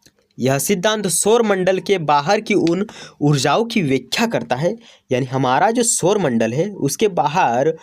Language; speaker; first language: Hindi; native; Hindi